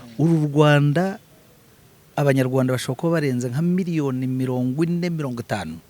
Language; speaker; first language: Kinyarwanda; native; Kinyarwanda